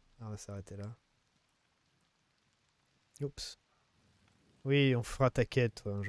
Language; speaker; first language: French; native; French